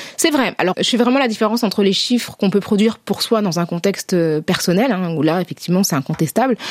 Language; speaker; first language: French; native; French